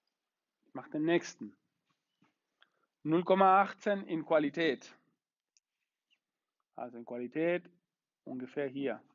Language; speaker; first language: German; non-native, fluent; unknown